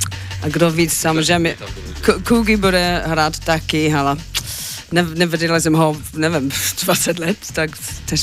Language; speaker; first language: Czech; non-native, learner; English